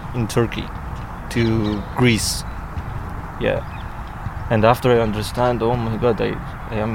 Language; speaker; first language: English; non-native, learner; Persian